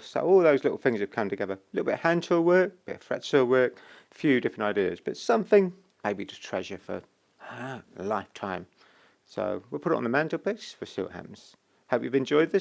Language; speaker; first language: English; native; English